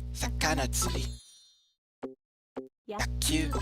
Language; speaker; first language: Japanese; non-native, learner; English